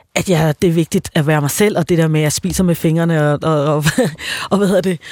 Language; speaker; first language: Danish; non-native, fluent; Swahili